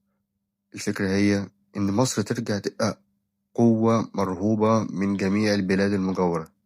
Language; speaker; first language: Arabic; native; Arabic